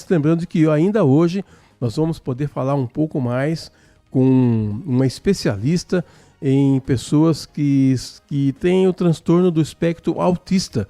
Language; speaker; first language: Portuguese; native; Portuguese